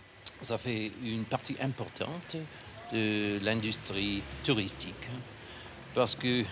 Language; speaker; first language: French; non-native, fluent; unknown